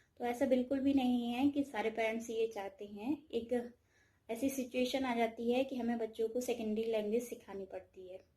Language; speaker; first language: Hindi; native; Hindi